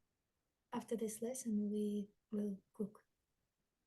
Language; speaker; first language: English; non-native, learner; Russian